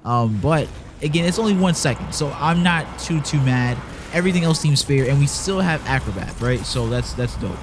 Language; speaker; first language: English; native; English